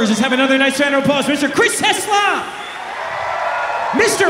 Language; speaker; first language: English; native; English